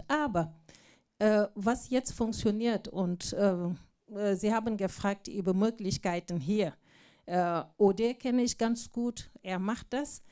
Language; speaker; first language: German; non-native, fluent; Fula